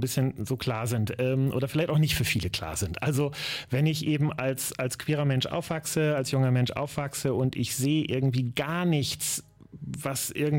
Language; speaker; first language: German; native; German